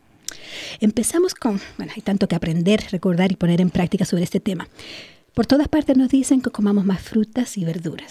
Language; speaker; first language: Spanish; native; Spanish